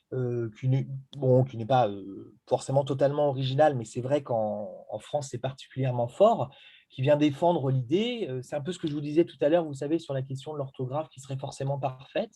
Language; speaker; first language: French; native; French